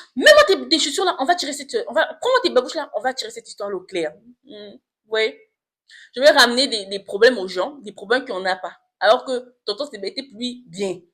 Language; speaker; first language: French; non-native, local second language; Lingala